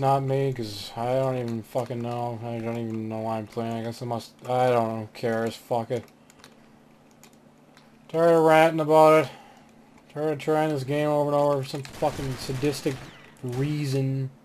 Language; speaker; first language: English; native; English